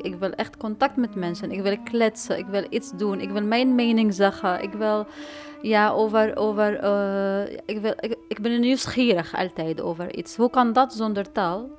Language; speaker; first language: Dutch; non-native, learner; Arabic